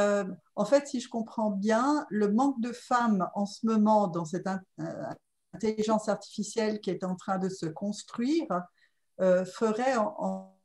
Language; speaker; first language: French; native; French